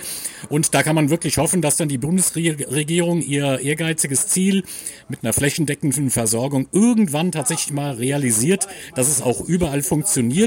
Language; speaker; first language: German; native; German